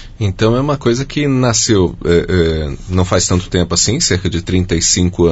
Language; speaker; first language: Portuguese; native; Portuguese